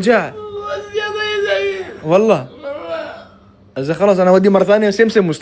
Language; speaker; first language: Arabic; native; Arabic